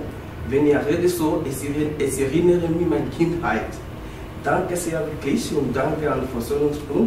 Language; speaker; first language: German; non-native, learner; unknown